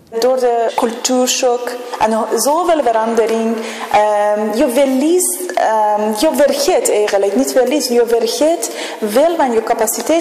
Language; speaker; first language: Dutch; non-native, learner; Persian